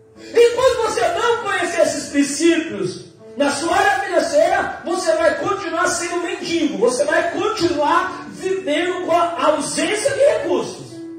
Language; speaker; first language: Portuguese; native; Portuguese